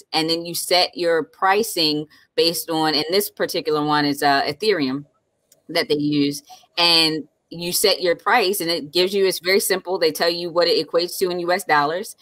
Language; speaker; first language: English; native; English